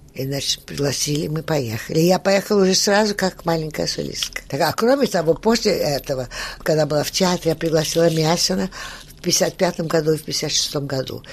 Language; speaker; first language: Russian; early bilingual, heritage; Russian